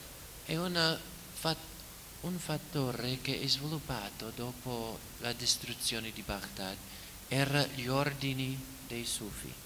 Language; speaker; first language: Italian; non-native, fluent; English